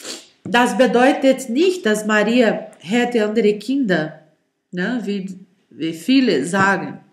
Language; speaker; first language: German; non-native, learner; Portuguese